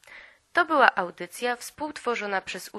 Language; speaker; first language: Polish; native; Polish